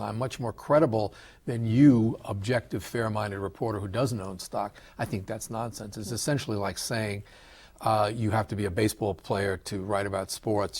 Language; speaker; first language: English; native; English